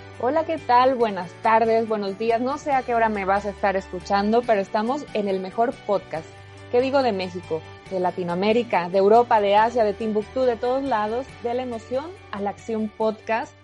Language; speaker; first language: Spanish; native; Spanish